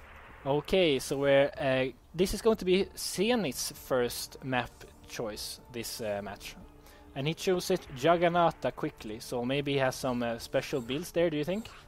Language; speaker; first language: English; non-native, fluent; Swedish